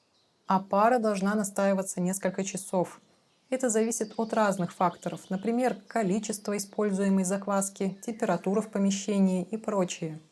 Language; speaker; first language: Russian; native; Russian